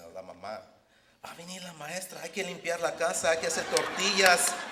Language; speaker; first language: Spanish; early bilingual, heritage; Spanish